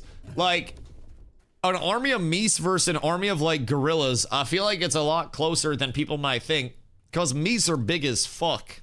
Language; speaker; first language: English; native; English